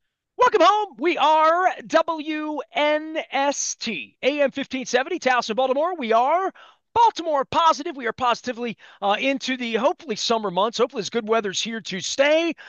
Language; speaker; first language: English; native; English